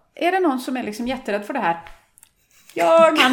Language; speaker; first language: Swedish; non-native, fluent; Norwegian